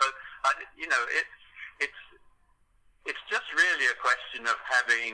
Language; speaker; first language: English; native; English